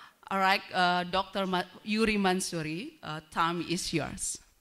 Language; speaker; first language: English; non-native, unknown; Indonesian